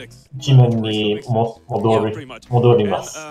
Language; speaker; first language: Japanese; non-native, learner; English